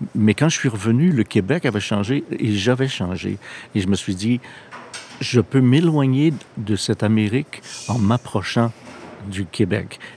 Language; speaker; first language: French; non-native, fluent; English